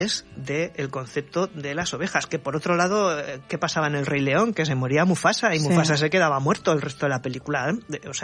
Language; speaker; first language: Spanish; native; Spanish